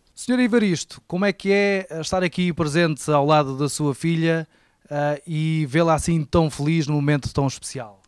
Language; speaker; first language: Portuguese; native; Portuguese